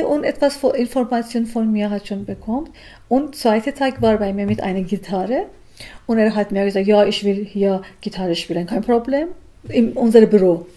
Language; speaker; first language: German; non-native, learner; Persian